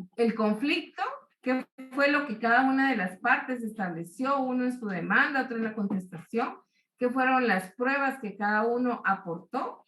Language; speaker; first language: Spanish; native; Spanish